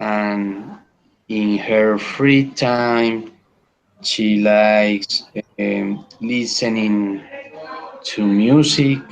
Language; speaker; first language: English; non-native, learner; Spanish